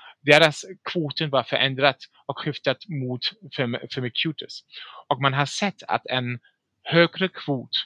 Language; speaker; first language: Swedish; non-native, fluent; German